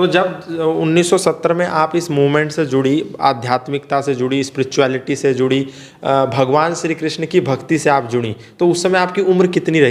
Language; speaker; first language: Hindi; native; Hindi